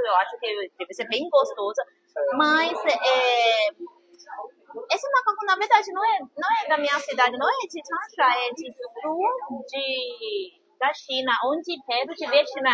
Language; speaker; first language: Portuguese; non-native, fluent; Chinese